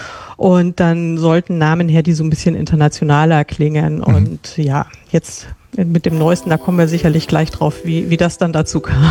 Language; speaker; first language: German; native; German